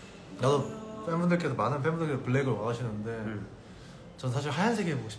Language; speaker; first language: Korean; native; Korean